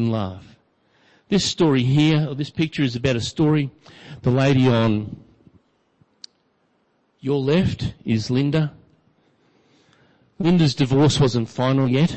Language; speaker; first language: English; native; English